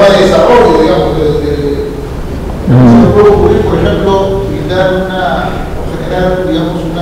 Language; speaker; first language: Spanish; native; Spanish